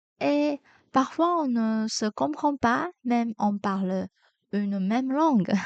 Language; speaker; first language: French; non-native, fluent; Chinese